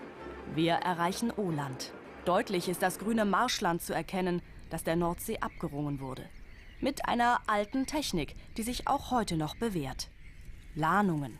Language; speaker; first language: German; native; German